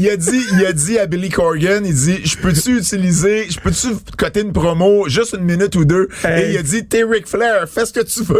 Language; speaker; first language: French; native; French